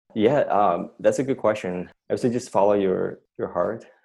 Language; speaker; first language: English; non-native, fluent; Chinese